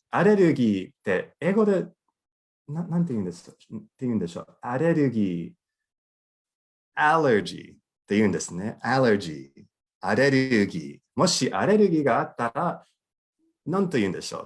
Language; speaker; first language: Japanese; non-native, fluent; English